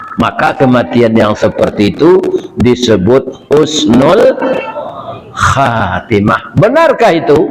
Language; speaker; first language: Malay; non-native, local second language; Minangkabau